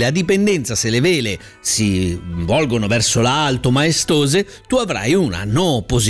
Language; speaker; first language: Italian; native; Italian